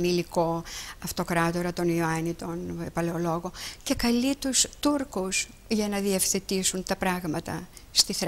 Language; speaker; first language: Greek; native; Greek